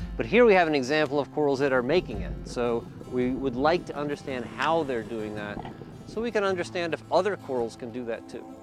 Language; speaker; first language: English; native; English